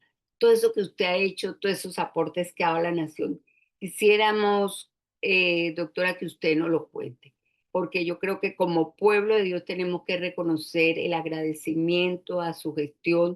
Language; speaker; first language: Spanish; native; Spanish